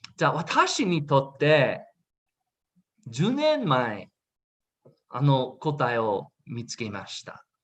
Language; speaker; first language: Japanese; non-native, learner; English